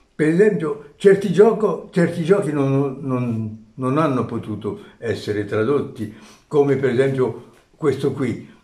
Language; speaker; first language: Italian; early bilingual, heritage; Italian